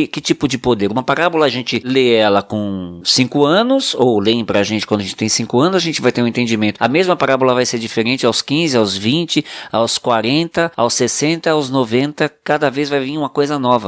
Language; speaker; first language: Portuguese; native; Portuguese